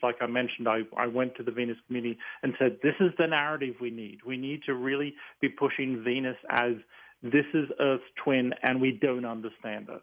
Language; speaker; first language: English; native; English